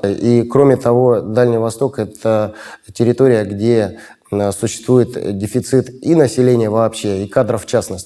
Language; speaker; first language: Russian; native; Russian